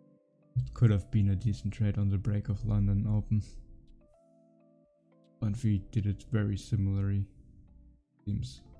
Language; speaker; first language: English; non-native, fluent; German